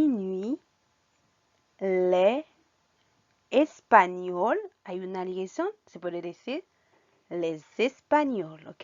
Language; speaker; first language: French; non-native, fluent; Spanish